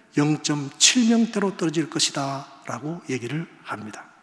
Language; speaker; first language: Korean; native; Korean